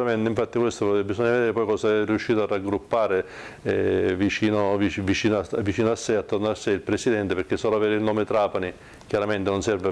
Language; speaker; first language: Italian; native; Italian